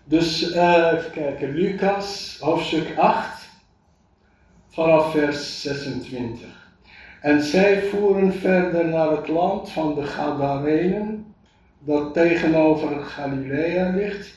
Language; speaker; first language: Dutch; non-native, fluent; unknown